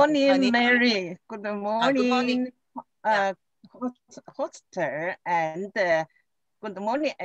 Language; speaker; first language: English; non-native, learner; Chinese